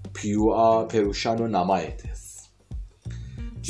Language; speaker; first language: Japanese; non-native, fluent; Persian